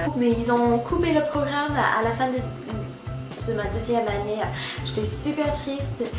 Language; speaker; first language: French; non-native, fluent; English